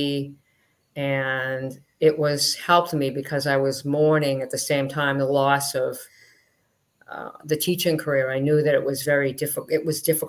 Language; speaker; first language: English; native; English